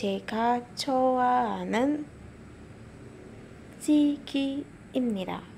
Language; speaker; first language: Korean; non-native, fluent; Indonesian